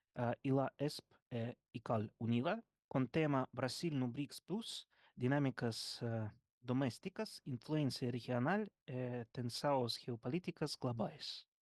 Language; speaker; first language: Spanish; non-native, learner; Russian